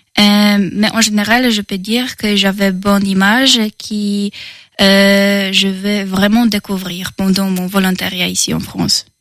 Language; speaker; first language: French; non-native, fluent; Polish